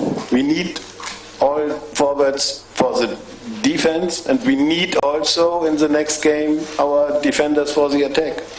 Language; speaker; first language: English; non-native, fluent; German